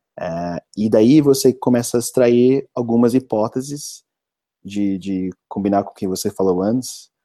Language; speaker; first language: Portuguese; non-native, fluent; English